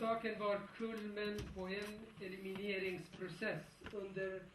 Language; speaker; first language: Swedish; non-native, fluent; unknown